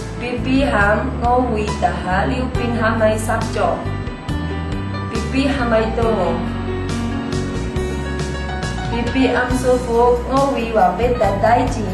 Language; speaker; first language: Cantonese; non-native, learner; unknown